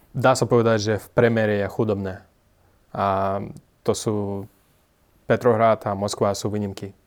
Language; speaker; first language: Slovak; non-native, fluent; Russian